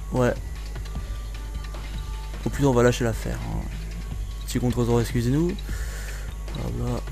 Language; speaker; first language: French; native; French